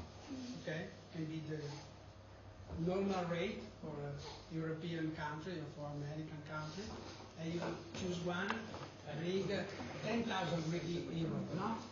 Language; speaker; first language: English; non-native, learner; Italian